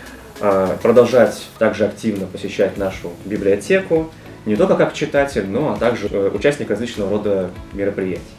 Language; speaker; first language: Russian; native; Russian